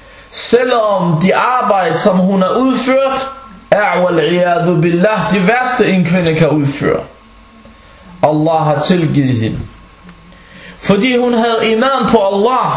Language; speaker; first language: Danish; non-native, local second language; Arabic